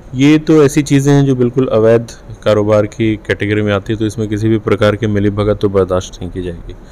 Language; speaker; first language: Hindi; native; Hindi